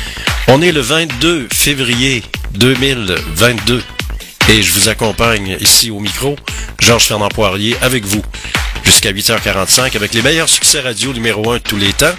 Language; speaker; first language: French; native; French